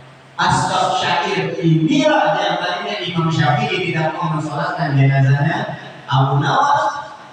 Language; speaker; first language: Indonesian; native; Indonesian